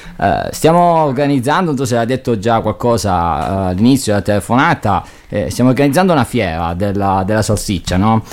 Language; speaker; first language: Italian; native; Italian